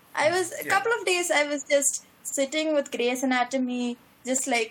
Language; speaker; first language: English; non-native, local second language; Malayalam